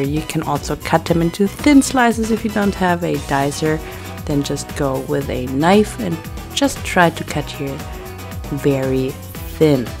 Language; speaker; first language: English; non-native, fluent; German